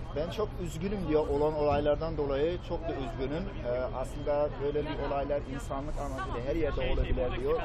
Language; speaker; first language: Turkish; non-native, fluent; Persian